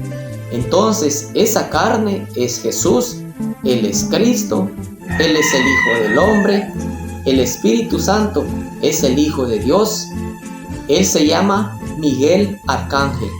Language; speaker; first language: Spanish; native; Spanish